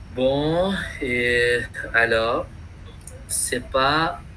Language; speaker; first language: French; non-native, fluent; Vietnamese